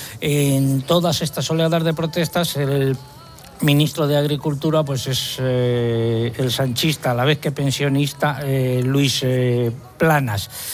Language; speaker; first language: Spanish; native; Spanish